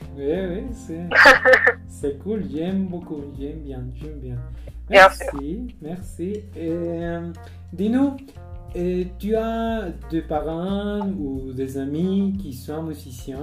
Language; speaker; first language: French; non-native, fluent; Spanish